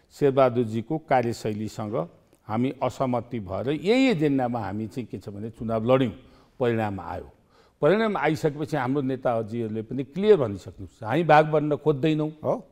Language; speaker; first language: Nepali; native; Nepali